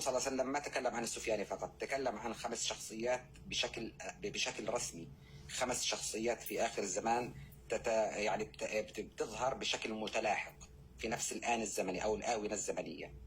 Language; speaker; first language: Arabic; native; Arabic